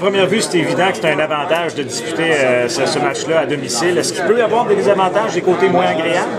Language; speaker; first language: French; native; French